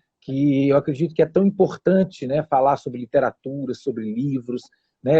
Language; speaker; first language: Portuguese; native; Portuguese